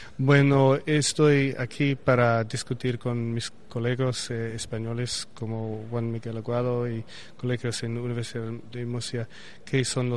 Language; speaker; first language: Spanish; non-native, learner; English